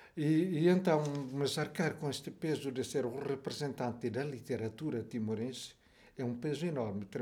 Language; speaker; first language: Portuguese; non-native, fluent; Tetum